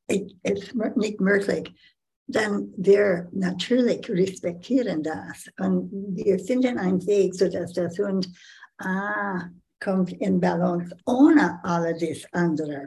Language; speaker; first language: German; non-native, learner; English